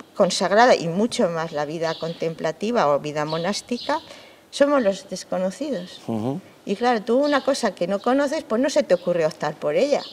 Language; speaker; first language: Spanish; native; Spanish